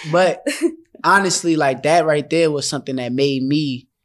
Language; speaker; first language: English; native; English